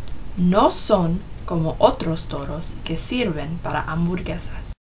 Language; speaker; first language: Spanish; non-native, learner; English